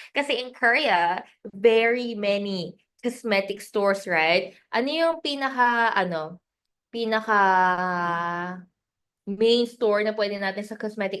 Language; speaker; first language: Filipino; native; Filipino